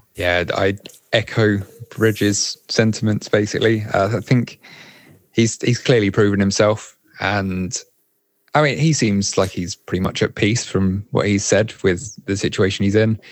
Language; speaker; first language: English; native; English